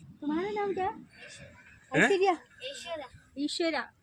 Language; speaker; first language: Hindi; non-native, local second language; Malayalam